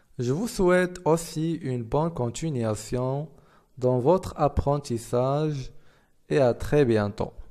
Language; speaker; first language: French; non-native, fluent; Arabic